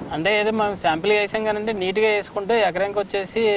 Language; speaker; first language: Telugu; native; Telugu